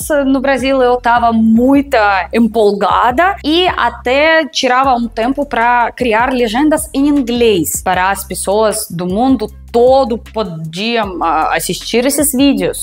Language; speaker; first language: Portuguese; non-native, fluent; Russian